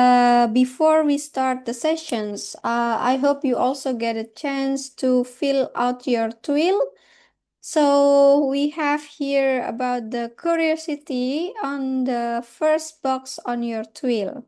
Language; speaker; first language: English; non-native, fluent; Indonesian